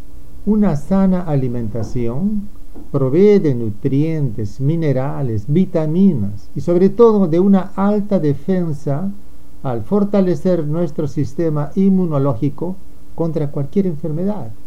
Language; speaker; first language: Spanish; native; Spanish